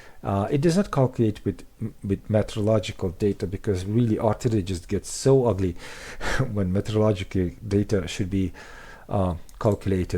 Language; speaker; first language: English; non-native, fluent; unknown